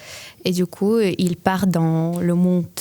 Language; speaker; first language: French; non-native, fluent; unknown